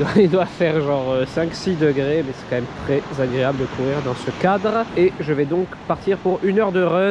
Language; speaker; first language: French; native; French